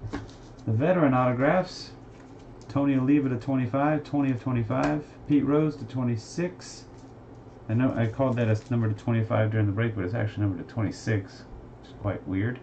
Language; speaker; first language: English; native; English